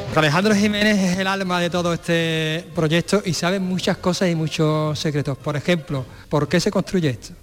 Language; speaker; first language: Spanish; native; Spanish